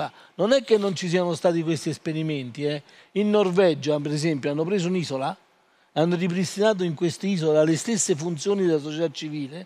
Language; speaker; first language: Italian; native; Italian